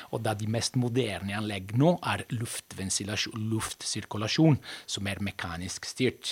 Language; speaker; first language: Norwegian; non-native, fluent; Italian